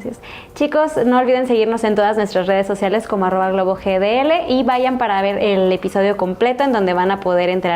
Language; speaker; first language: Spanish; native; Spanish